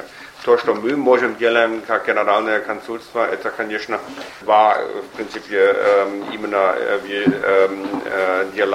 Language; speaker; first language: Russian; non-native, fluent; German